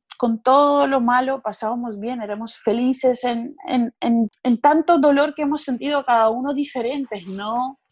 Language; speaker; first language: Spanish; non-native, fluent; Georgian